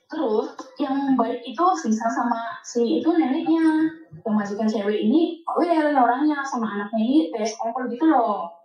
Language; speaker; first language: Indonesian; native; Indonesian